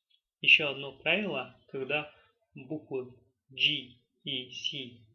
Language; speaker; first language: Russian; non-native, local second language; Tajik